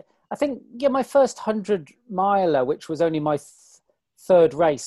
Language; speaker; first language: English; native; English